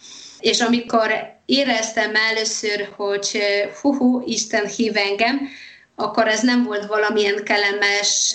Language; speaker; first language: Hungarian; non-native, fluent; Polish